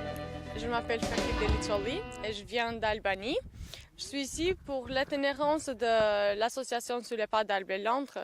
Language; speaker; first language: French; non-native, fluent; Albanian